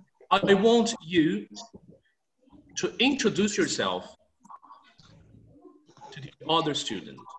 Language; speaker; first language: English; non-native, fluent; Portuguese